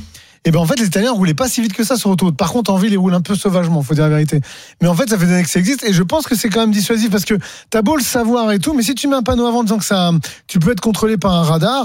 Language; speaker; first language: French; native; French